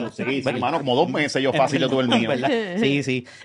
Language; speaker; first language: Spanish; native; Spanish